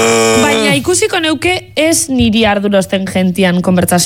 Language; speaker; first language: Basque; native; Basque